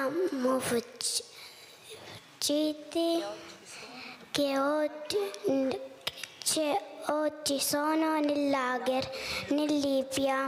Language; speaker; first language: Italian; non-native, learner; Arabic